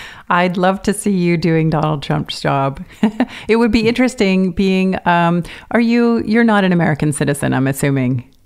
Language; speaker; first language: English; native; English